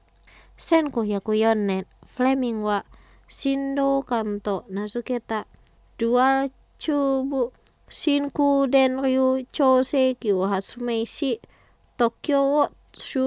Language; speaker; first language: Japanese; non-native, fluent; Indonesian